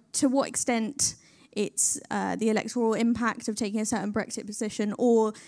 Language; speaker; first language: English; native; English